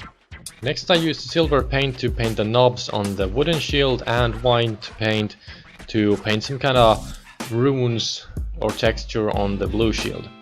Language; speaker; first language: English; non-native, fluent; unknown